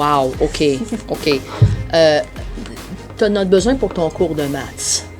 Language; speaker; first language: French; native; French